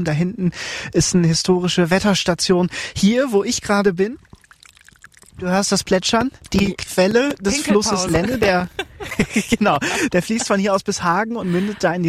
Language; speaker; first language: German; native; German